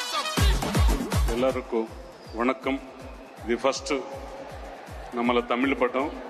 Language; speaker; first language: Tamil; non-native, learner; Telugu